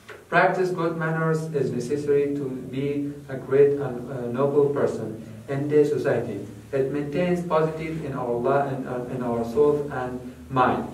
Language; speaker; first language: English; non-native, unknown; Persian